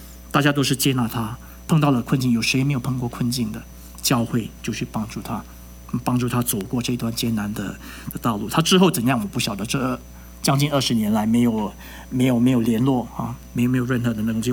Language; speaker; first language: Chinese; non-native, local second language; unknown